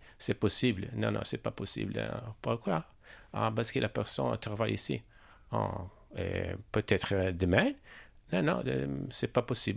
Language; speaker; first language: French; non-native, learner; Italian